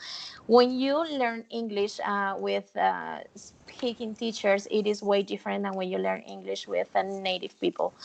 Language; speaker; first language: English; non-native, fluent; Spanish